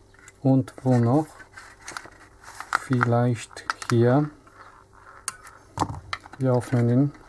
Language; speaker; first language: German; non-native, learner; Polish